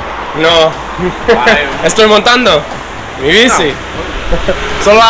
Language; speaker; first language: Spanish; non-native, learner; English